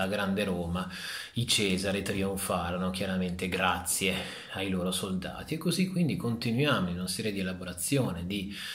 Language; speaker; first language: Italian; native; Italian